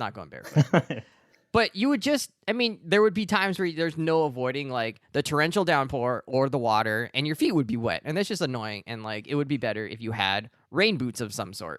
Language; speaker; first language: English; native; English